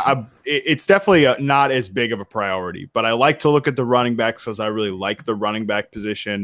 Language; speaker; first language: English; native; English